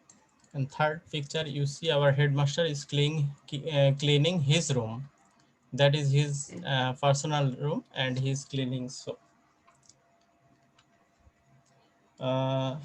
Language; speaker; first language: English; non-native, fluent; Bangla